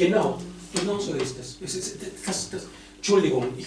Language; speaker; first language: German; non-native, fluent; Spanish